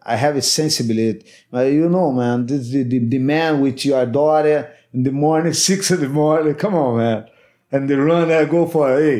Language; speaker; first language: English; non-native, learner; Portuguese